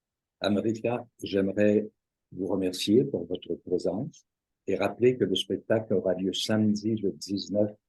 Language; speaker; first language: French; native; French